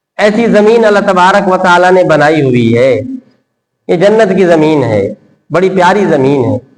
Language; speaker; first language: Urdu; non-native, local second language; Sindhi